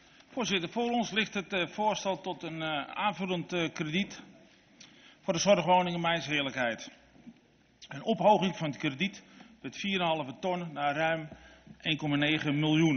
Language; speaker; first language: Dutch; native; Dutch